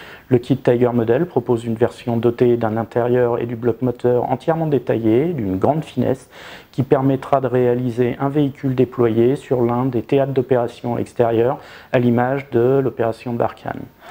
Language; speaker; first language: French; native; French